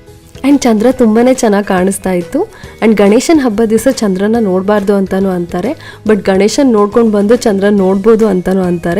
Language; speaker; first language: Kannada; native; Kannada